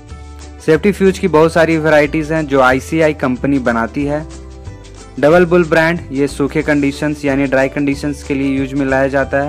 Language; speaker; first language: Hindi; native; Hindi